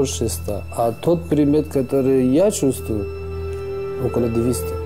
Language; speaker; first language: Russian; non-native, learner; Persian